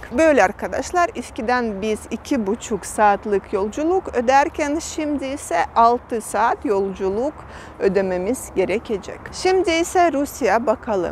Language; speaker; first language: Turkish; non-native, fluent; Russian